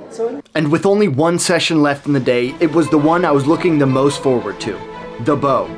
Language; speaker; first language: English; native; English